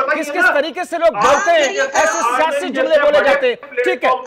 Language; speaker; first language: Hindi; native; Hindi